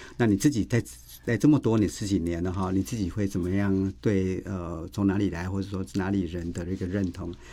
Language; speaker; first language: Chinese; native; Chinese